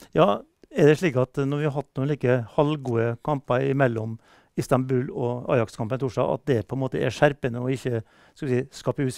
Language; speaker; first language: Norwegian; native; Norwegian